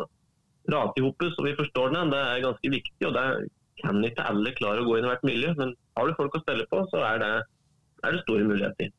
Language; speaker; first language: Norwegian; native; Norwegian